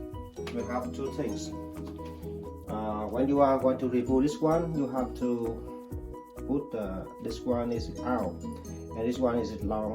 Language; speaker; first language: English; non-native, learner; Vietnamese